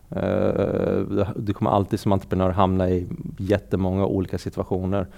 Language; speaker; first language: Swedish; early bilingual, other home language; Persian